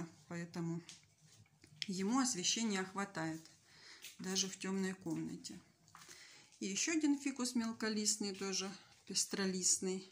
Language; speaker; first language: Russian; native; Russian